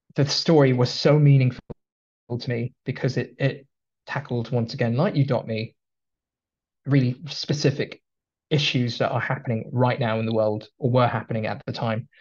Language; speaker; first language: English; early bilingual, other home language; Filipino